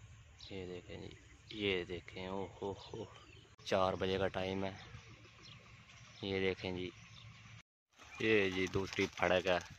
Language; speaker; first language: Hindi; non-native, local second language; Punjabi